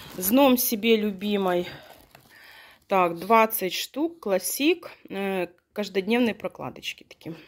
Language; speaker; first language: Ukrainian; non-native, local second language; Russian